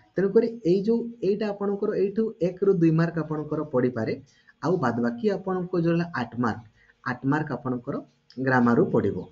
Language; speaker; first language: Odia; native; Odia